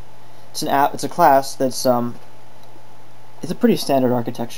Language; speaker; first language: English; native; English